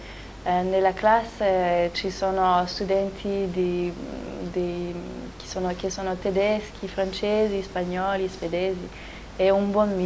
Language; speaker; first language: Italian; non-native, fluent; French